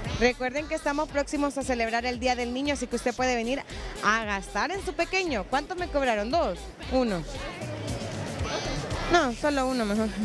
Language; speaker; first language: Spanish; native; Spanish